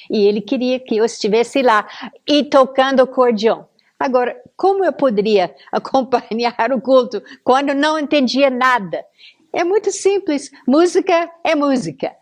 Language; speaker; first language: Portuguese; non-native, fluent; English